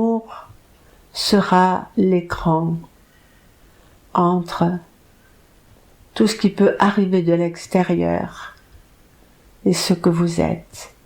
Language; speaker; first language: French; native; French